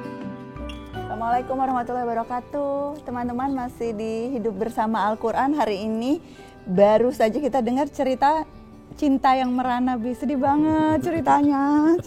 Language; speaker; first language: Indonesian; native; Indonesian